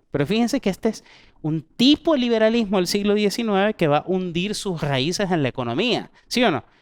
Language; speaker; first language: Spanish; native; Spanish